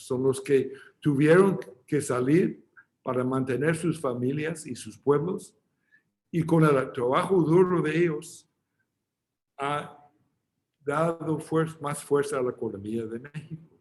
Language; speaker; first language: Spanish; non-native, fluent; English